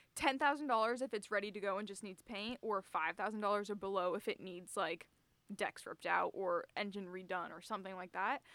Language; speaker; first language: English; native; English